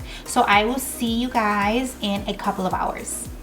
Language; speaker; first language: English; native; English